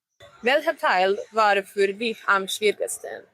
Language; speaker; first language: German; non-native, learner; Croatian